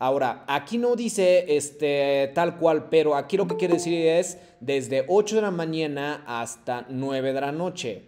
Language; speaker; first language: Spanish; non-native, fluent; Japanese